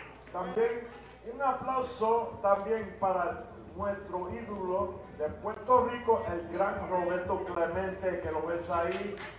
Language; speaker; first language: Spanish; early bilingual, heritage; Spanish